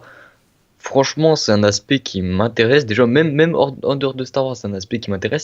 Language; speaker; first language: French; native; French